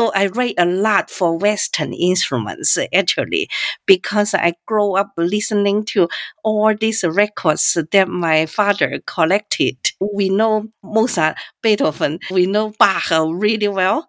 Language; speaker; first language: English; non-native, fluent; Cantonese